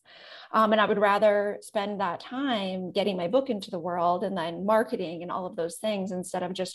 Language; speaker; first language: English; native; English